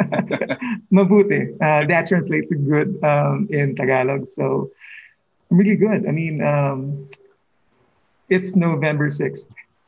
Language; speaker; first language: English; non-native, local second language; Filipino